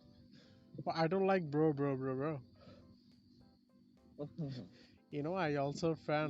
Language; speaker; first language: English; non-native, learner; Bangla